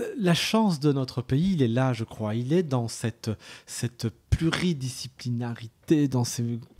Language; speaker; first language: French; early bilingual, other home language; Arabic